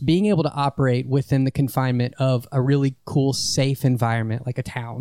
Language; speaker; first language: English; native; English